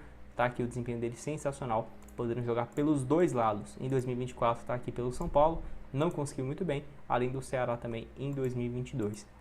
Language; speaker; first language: Portuguese; native; Portuguese